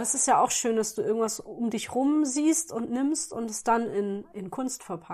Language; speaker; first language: German; native; German